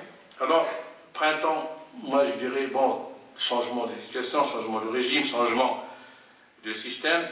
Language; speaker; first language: French; non-native, local second language; Arabic